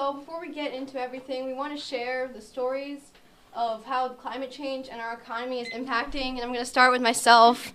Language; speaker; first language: English; native; English